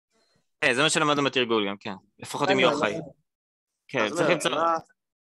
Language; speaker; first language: Hebrew; native; Hebrew